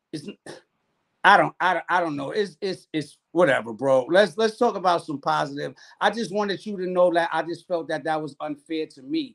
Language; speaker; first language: English; native; English